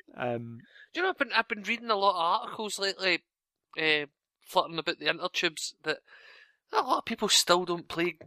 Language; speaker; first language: English; native; English